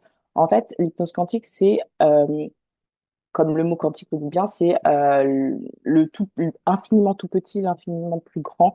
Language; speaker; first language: French; native; French